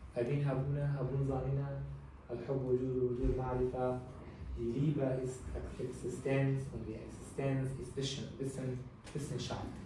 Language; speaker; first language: German; non-native, learner; Kurdish